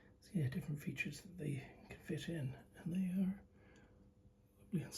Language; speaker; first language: English; native; English